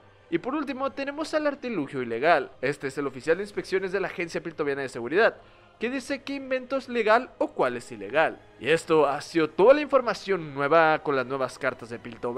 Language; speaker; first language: Spanish; native; Spanish